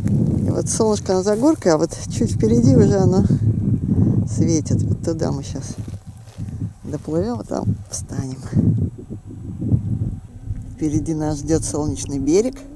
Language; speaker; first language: Russian; native; Russian